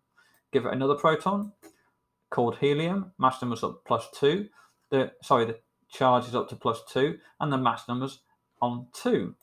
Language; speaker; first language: English; native; English